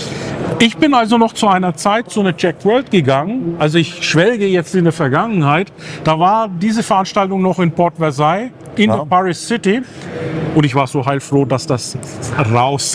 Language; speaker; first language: German; native; German